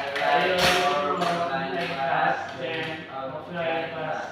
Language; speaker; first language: English; non-native, learner; Indonesian